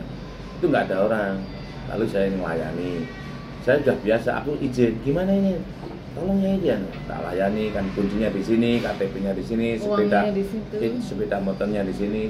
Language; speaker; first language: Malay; non-native, local second language; Javanese